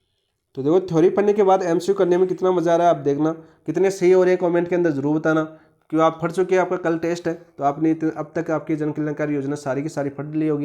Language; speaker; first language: Hindi; native; Hindi